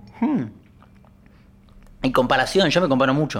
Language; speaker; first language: Spanish; native; Spanish